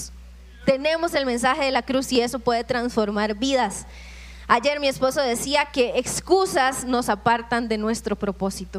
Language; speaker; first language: Spanish; native; Spanish